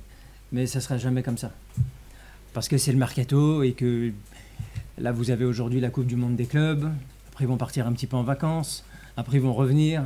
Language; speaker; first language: French; native; French